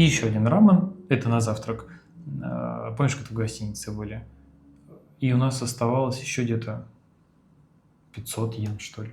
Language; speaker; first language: Russian; native; Russian